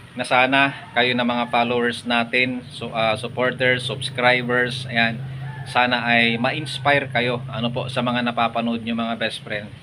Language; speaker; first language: Filipino; non-native, local second language; Iloko